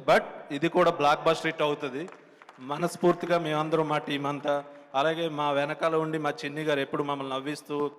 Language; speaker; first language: Telugu; native; Telugu